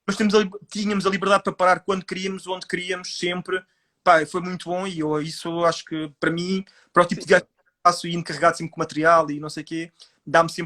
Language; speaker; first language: Portuguese; native; Portuguese